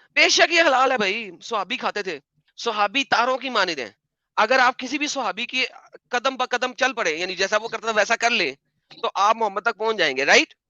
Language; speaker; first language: Urdu; non-native, local second language; Punjabi